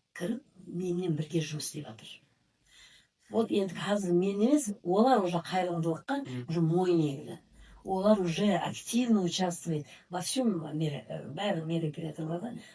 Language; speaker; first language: Kazakh; non-native, local second language; Uzbek